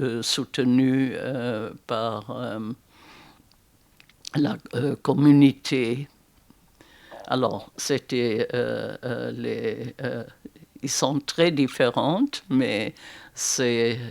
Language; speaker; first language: French; non-native, fluent; German